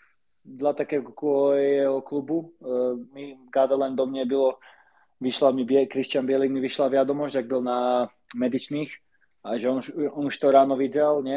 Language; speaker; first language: Polish; non-native, learner; Slovak